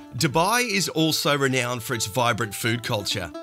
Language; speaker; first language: English; native; English